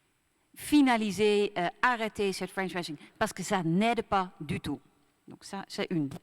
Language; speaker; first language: French; non-native, fluent; Dutch